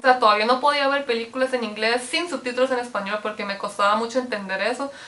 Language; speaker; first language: Spanish; early bilingual, other home language; Korean